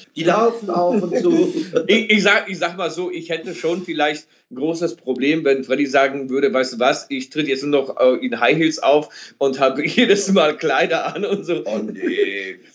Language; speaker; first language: German; native; German